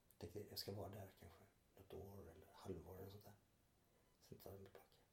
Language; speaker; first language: Swedish; early bilingual, other home language; Yiddish